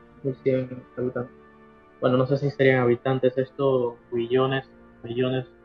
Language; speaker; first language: Spanish; native; Spanish